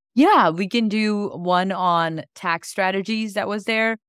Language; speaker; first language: English; non-native, local second language; Gujarati